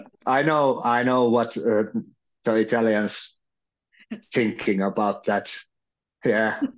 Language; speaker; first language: English; non-native, learner; Finnish